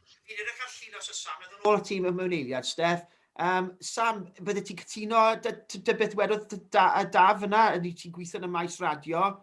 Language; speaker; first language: Welsh; native; Welsh